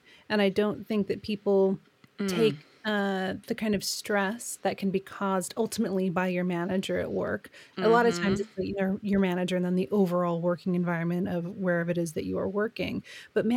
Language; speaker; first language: English; native; English